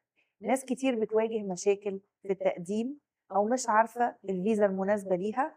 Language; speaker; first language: Arabic; native; Arabic